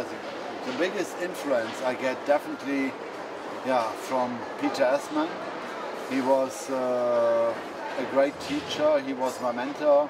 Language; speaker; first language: English; non-native, fluent; German